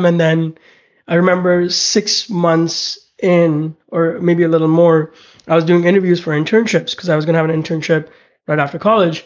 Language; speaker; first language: English; non-native, local second language; Hindi